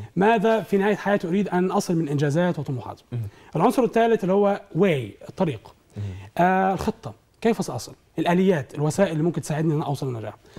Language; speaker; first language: Arabic; native; Arabic